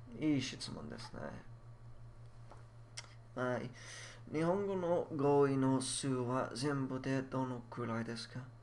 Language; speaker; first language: Japanese; non-native, learner; English